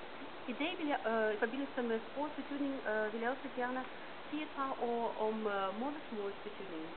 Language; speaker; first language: Danish; non-native, fluent; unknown